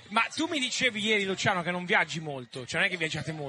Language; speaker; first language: Italian; native; Italian